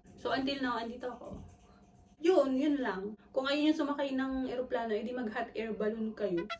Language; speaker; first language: Filipino; non-native, local second language; Cebuano